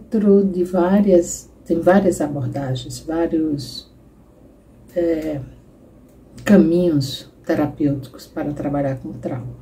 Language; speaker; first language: Portuguese; native; Portuguese